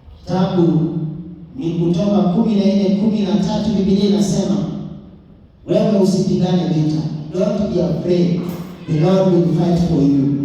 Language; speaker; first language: Swahili; non-native, local second language; Luo (Kenya and Tanzania)